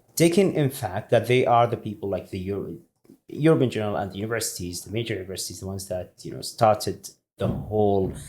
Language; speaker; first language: English; non-native, fluent; Arabic